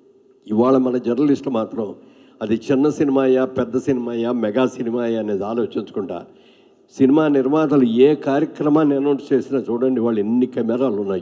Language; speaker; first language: Telugu; native; Telugu